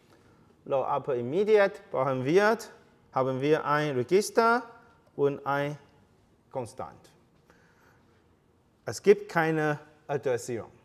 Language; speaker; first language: German; non-native, fluent; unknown